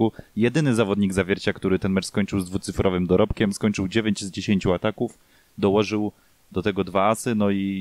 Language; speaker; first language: Polish; native; Polish